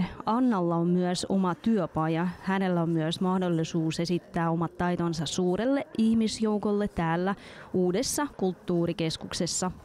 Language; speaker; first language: Finnish; non-native, local second language; Russian